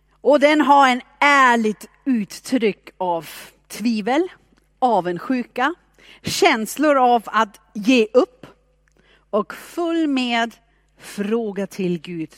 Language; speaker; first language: Swedish; non-native, fluent; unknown